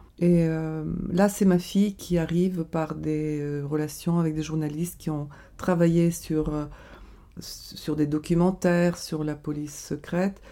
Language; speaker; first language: French; non-native, fluent; Bulgarian